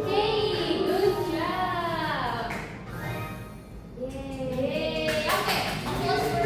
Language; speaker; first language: English; non-native, learner; Indonesian